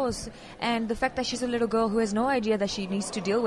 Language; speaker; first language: English; non-native, local second language; Venda